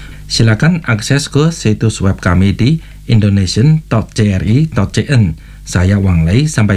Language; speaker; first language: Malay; non-native, fluent; Chinese